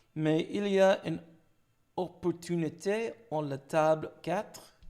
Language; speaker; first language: French; non-native, learner; English